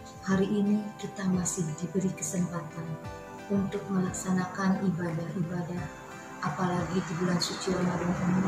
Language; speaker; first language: Indonesian; native; Indonesian